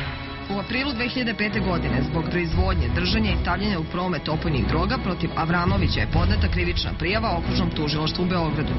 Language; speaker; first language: Serbian; native; Serbian